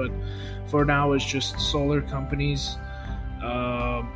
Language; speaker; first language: English; non-native, fluent; Armenian